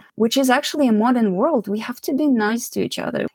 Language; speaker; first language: English; non-native, fluent; Ukrainian